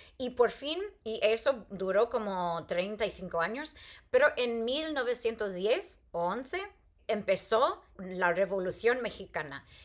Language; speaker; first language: Spanish; non-native, fluent; English